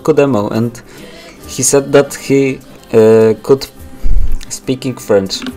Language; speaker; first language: English; non-native, learner; Polish